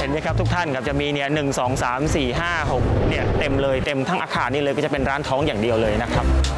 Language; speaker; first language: Thai; non-native, fluent; Khmer